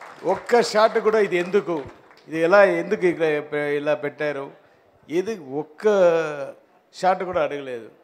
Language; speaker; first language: Telugu; non-native, fluent; Tamil